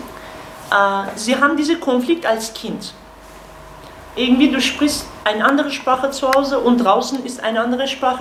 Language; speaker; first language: German; non-native, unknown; Kurdish